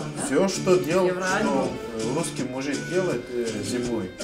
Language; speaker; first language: Russian; non-native, learner; Turkish